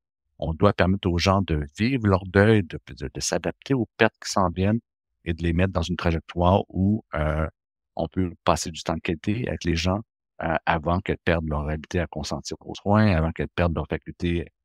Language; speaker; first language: French; native; French